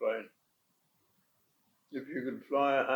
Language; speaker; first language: English; native; English